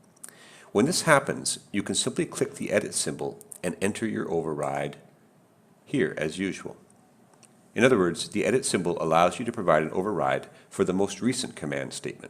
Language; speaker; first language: English; native; English